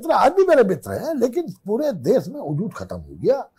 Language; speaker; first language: Hindi; native; Hindi